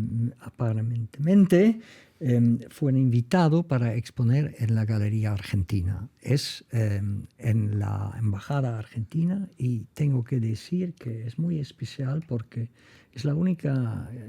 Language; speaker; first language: Spanish; non-native, fluent; Dutch